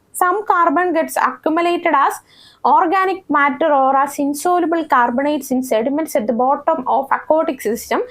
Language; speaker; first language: English; non-native, local second language; Malayalam